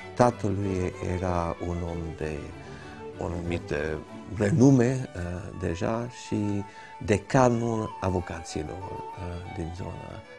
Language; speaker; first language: Romanian; early bilingual, heritage; Romanian